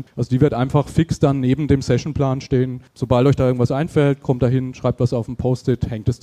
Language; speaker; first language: German; native; German